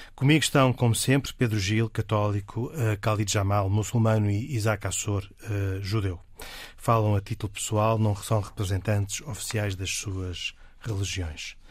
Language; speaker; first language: Portuguese; native; Portuguese